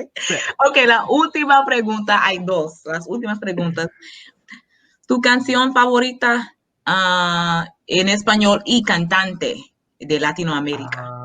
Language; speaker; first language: Spanish; non-native, fluent; English